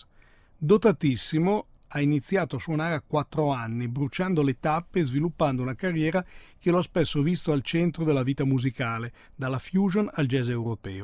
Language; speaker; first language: Italian; native; Italian